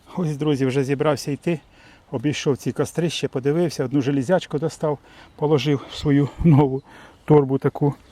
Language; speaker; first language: Ukrainian; native; Ukrainian